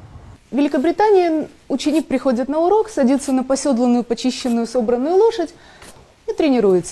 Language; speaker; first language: Russian; native; Russian